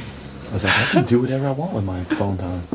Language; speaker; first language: English; native; English